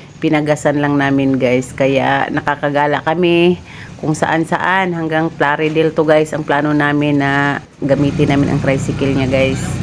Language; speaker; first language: Filipino; non-native, local second language; Cebuano